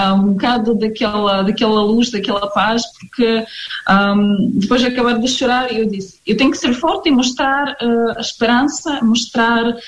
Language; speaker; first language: Portuguese; non-native, fluent; Ukrainian